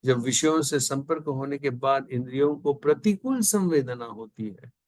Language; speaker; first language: Hindi; non-native, local second language; Marathi